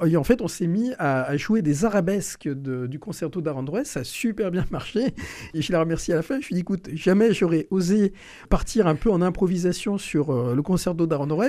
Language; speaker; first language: French; native; French